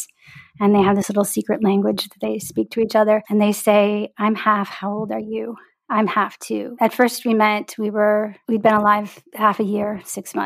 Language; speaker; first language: English; native; English